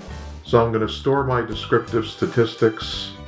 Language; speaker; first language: English; native; English